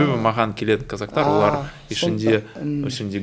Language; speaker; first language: Kazakh; non-native, learner; Russian